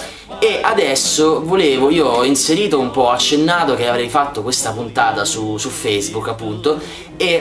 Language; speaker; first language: Italian; native; Italian